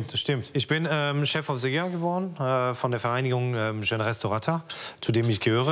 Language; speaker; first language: German; non-native, fluent; French